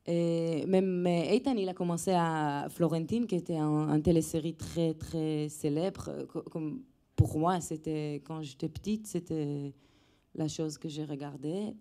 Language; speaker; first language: French; non-native, fluent; Hebrew